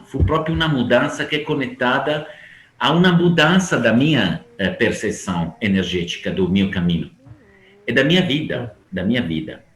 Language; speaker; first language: Portuguese; non-native, fluent; Italian